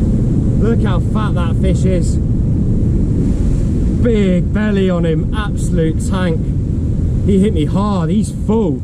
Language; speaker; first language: English; native; English